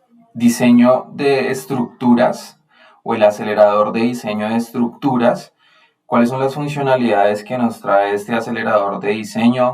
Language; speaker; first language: Spanish; native; Spanish